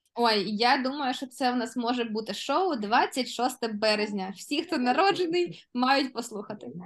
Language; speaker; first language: Ukrainian; non-native, local second language; Russian